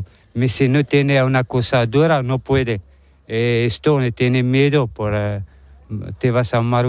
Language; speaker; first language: Spanish; non-native, learner; Arabic